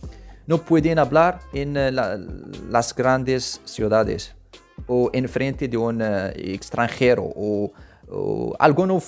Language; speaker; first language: Spanish; non-native, fluent; Arabic